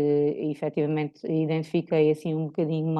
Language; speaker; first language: Portuguese; native; Portuguese